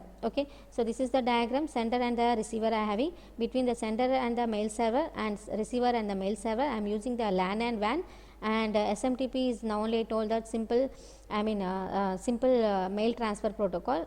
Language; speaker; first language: English; non-native, local second language; Telugu